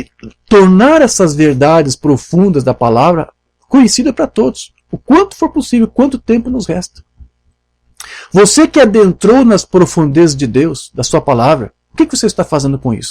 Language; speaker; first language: Portuguese; native; Portuguese